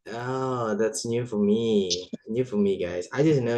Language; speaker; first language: English; non-native, fluent; Indonesian